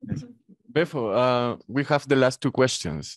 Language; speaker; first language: English; non-native, fluent; Spanish